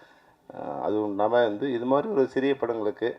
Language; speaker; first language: Tamil; native; Tamil